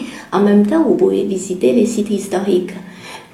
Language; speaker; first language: French; non-native, fluent; Chinese